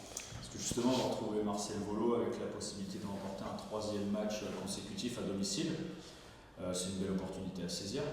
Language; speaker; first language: French; native; French